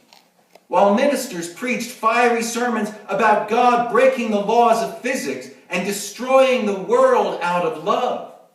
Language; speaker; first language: English; native; English